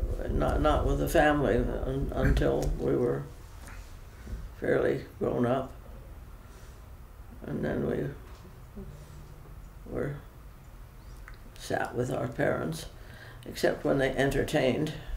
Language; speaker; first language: English; native; English